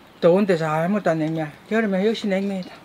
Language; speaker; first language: Korean; native; Korean